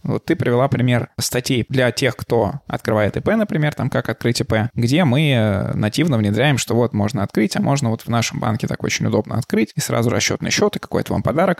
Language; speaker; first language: Russian; native; Russian